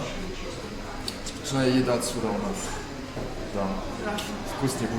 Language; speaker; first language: Russian; non-native, learner; French